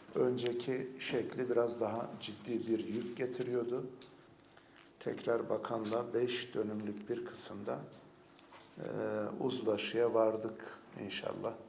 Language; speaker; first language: Turkish; native; Turkish